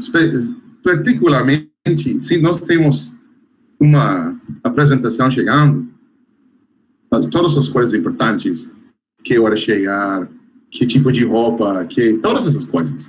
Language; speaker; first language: Portuguese; non-native, fluent; English